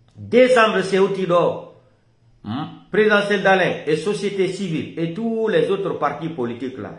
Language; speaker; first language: French; non-native, local second language; Fula